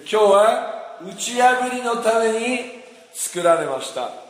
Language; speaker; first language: Japanese; non-native, fluent; English